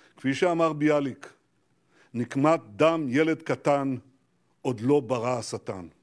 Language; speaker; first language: Hebrew; native; Hebrew